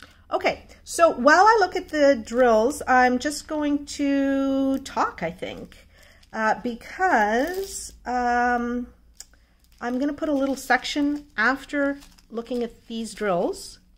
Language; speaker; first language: English; native; English